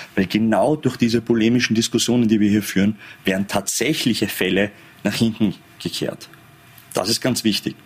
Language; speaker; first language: German; early bilingual, other home language; Persian